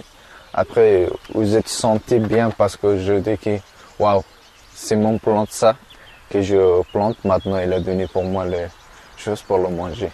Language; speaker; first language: French; non-native, learner; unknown